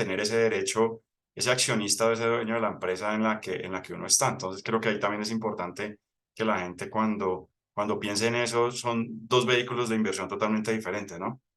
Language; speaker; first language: Spanish; native; Spanish